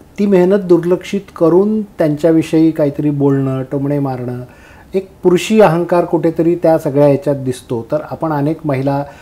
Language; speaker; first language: Marathi; native; Marathi